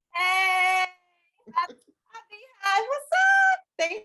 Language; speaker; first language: English; native; English